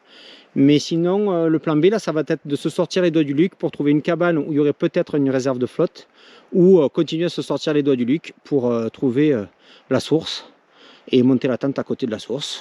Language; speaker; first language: French; native; French